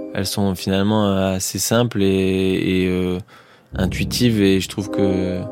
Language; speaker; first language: French; native; French